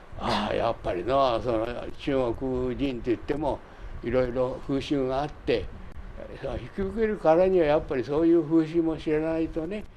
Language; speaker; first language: Japanese; native; Japanese